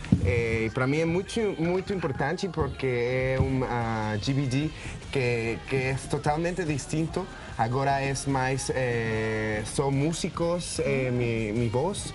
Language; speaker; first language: Portuguese; non-native, learner; Spanish